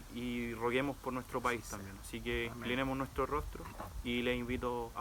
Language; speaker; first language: Spanish; native; Spanish